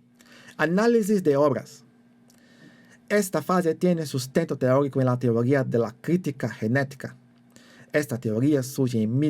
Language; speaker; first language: Spanish; non-native, fluent; Portuguese